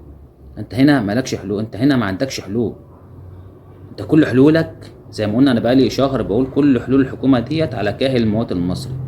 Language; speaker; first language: Arabic; native; Arabic